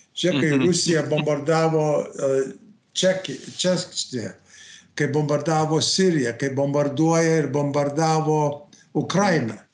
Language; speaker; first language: Lithuanian; early bilingual, heritage; Lithuanian